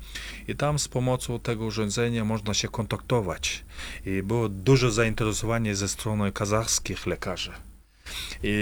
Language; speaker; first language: Polish; non-native, fluent; Kazakh